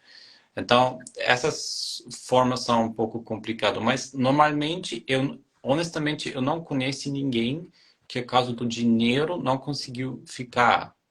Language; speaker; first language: Portuguese; non-native, fluent; German